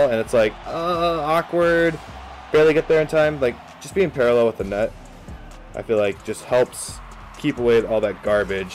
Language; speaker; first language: English; native; English